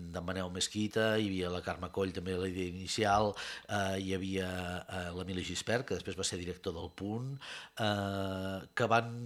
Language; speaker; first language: Catalan; native; Catalan